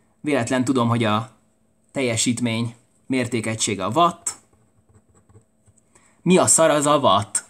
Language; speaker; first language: Hungarian; native; Hungarian